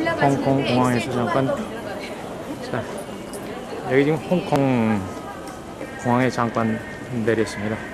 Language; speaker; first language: Korean; native; Korean